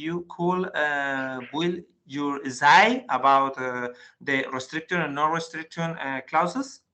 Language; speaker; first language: English; non-native, learner; Spanish